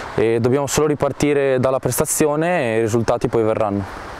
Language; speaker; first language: Italian; native; Italian